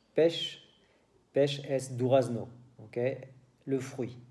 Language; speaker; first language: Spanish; non-native, learner; French